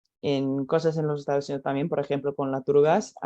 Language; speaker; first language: Spanish; non-native, learner; English